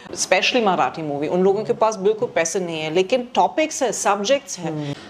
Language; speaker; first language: Hindi; non-native, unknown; German